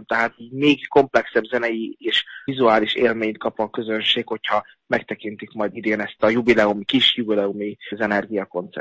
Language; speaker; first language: Hungarian; native; Hungarian